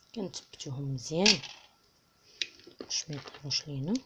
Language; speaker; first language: Arabic; native; Arabic